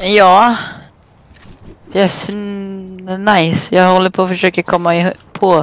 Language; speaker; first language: Swedish; native; Swedish